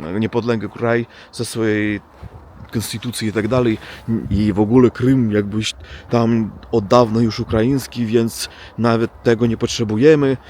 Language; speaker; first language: Polish; non-native, fluent; Russian